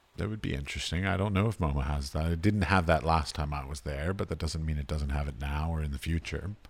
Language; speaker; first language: English; native; English